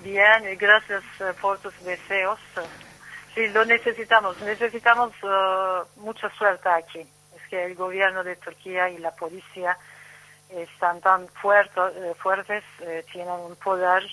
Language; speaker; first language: Spanish; non-native, fluent; Turkish